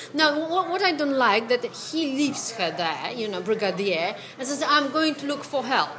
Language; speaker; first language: English; non-native, fluent; Polish